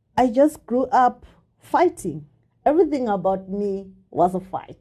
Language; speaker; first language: English; non-native, local second language; Shona